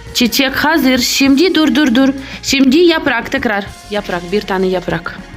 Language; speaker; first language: Turkish; non-native, learner; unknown